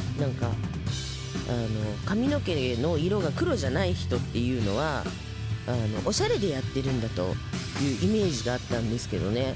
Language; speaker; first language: Japanese; native; Japanese